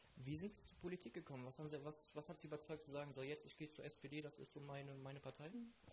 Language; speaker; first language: German; native; German